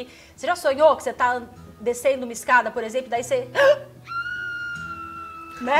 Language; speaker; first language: Portuguese; native; Portuguese